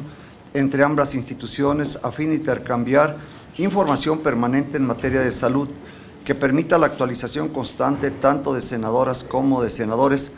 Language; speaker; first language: Spanish; native; Spanish